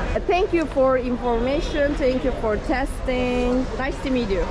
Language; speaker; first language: English; non-native, learner; Turkish